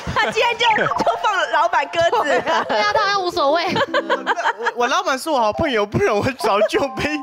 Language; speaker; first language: Chinese; non-native, fluent; Arabic